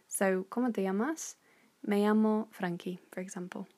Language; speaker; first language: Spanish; non-native, fluent; English